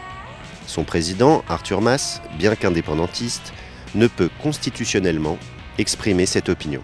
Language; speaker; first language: French; native; French